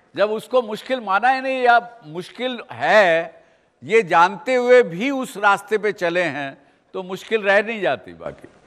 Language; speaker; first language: Hindi; native; Hindi